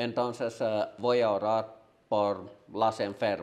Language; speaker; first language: Spanish; non-native, learner; Finnish